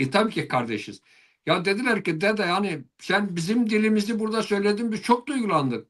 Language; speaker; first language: Turkish; non-native, local second language; Zaza